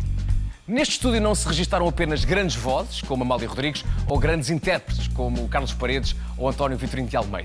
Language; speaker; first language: Portuguese; native; Portuguese